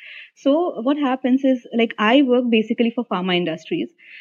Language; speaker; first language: English; non-native, local second language; Hindi